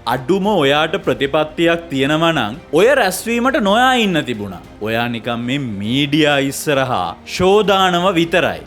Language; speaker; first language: Sinhala; native; Sinhala